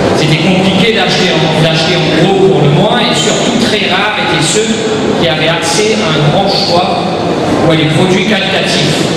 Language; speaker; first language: French; native; French